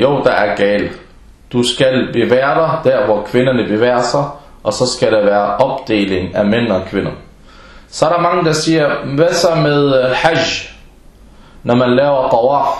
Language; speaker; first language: Danish; early bilingual, other home language; Arabic